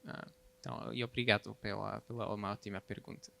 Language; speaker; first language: Portuguese; non-native, fluent; Polish